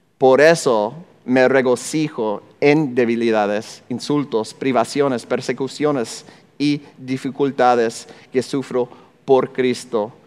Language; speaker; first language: Spanish; non-native, fluent; English